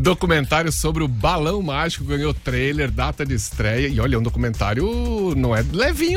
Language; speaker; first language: Portuguese; native; Portuguese